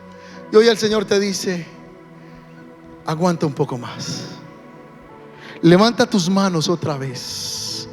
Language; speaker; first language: Spanish; native; Spanish